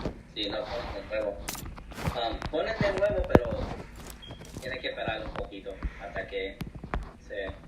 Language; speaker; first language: Spanish; non-native, learner; English